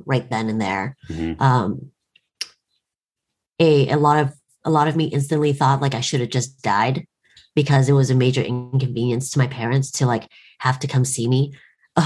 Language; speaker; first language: English; native; English